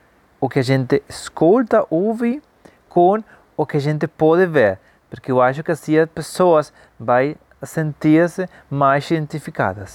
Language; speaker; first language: Portuguese; non-native, fluent; Spanish